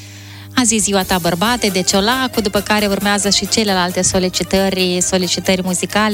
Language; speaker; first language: Romanian; native; Romanian